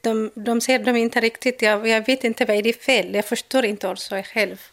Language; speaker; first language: Swedish; non-native, learner; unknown